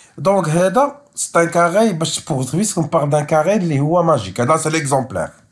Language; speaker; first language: French; non-native, local second language; Arabic